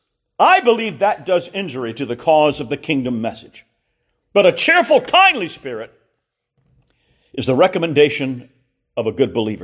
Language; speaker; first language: English; native; English